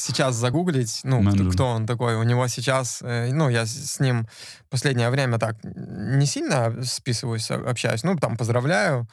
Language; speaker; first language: Russian; native; Russian